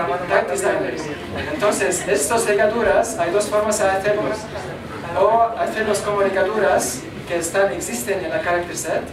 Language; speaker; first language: Spanish; non-native, learner; Arabic